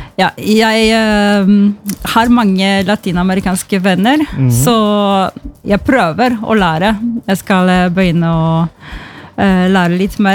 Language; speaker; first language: Norwegian; non-native, learner; Polish